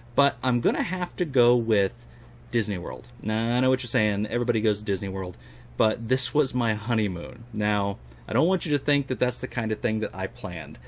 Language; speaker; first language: English; native; English